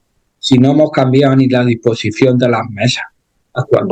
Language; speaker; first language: Spanish; native; Spanish